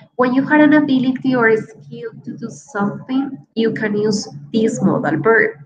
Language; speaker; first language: English; non-native, fluent; Spanish